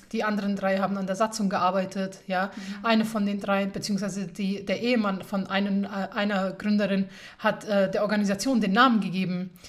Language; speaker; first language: German; early bilingual, other home language; Persian